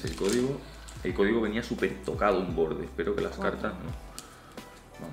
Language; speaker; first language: Spanish; native; Spanish